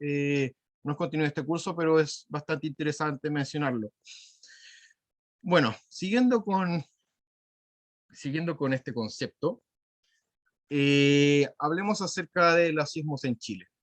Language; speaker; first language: Spanish; native; Spanish